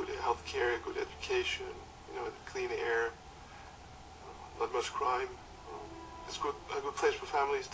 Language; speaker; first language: English; non-native, fluent; Icelandic